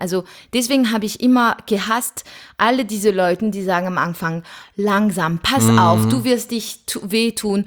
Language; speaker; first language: German; non-native, fluent; French